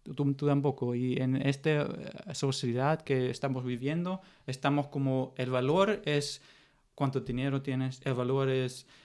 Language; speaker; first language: Spanish; non-native, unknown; German